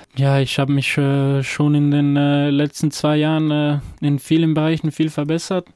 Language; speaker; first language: German; non-native, fluent; Croatian